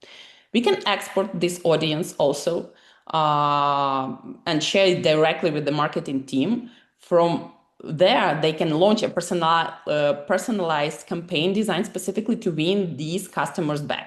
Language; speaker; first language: English; non-native, fluent; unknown